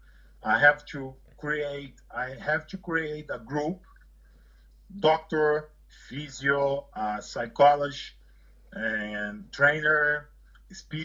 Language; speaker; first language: English; non-native, learner; Portuguese